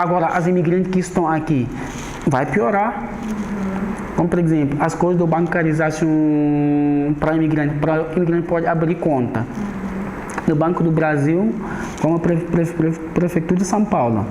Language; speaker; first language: Portuguese; non-native, learner; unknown